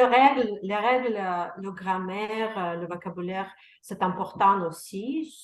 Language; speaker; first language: French; non-native, learner; Russian